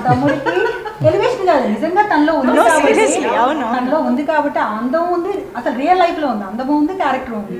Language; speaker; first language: Telugu; native; Telugu